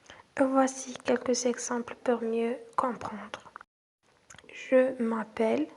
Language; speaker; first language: French; non-native, local second language; Arabic